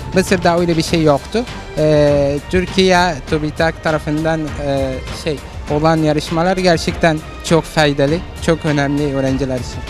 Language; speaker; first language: Turkish; non-native, fluent; Arabic